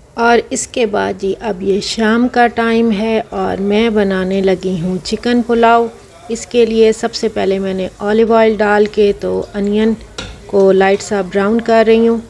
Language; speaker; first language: Urdu; non-native, local second language; Punjabi